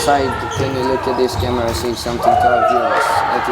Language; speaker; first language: English; non-native, learner; Serbian